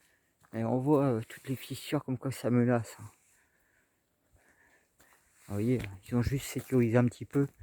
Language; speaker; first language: French; native; French